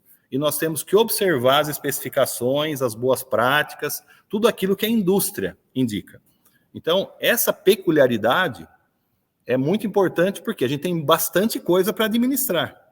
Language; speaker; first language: Portuguese; native; Portuguese